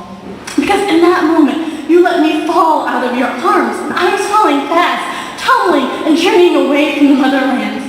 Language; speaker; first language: English; early bilingual, heritage; Vietnamese